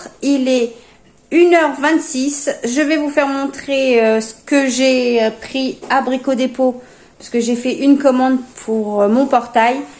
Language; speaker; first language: French; native; French